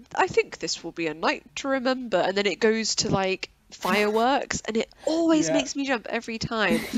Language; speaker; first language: English; native; English